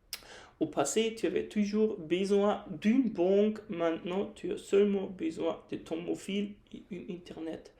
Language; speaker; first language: French; non-native, fluent; German